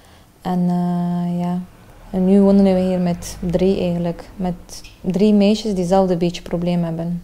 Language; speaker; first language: Dutch; non-native, learner; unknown